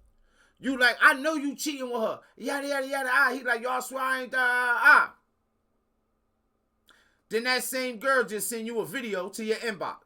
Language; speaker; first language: English; native; English